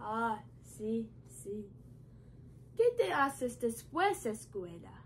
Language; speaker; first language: Spanish; non-native, learner; English